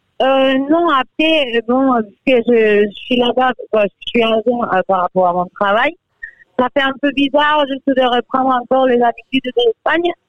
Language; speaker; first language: French; non-native, fluent; Spanish